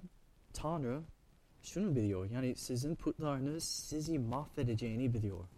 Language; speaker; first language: Turkish; non-native, fluent; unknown